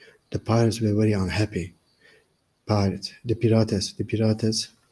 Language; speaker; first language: English; non-native, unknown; Turkish